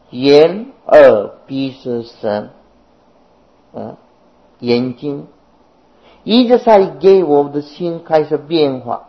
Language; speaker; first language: Chinese; non-native, fluent; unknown